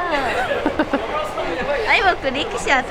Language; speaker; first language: English; non-native, learner; Japanese